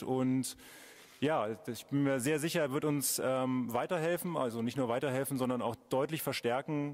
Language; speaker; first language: German; native; German